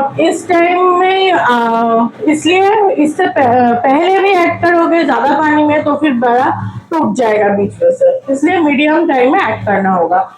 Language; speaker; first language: Hindi; non-native, local second language; Bangla